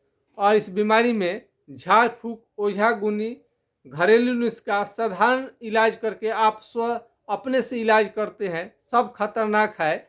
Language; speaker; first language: Hindi; non-native, local second language; Bhojpuri